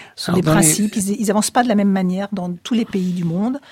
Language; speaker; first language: French; native; French